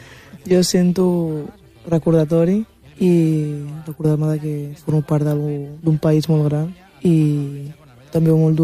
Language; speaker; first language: Catalan; early bilingual, other home language; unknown